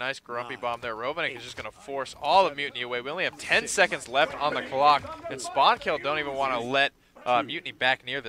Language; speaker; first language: English; native; English